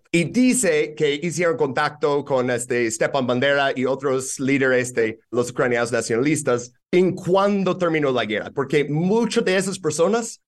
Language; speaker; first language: Spanish; non-native, fluent; English